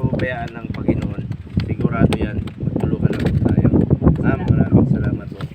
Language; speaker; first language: Filipino; native; Filipino